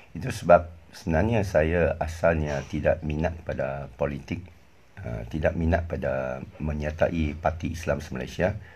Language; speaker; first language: Malay; non-native, local second language; English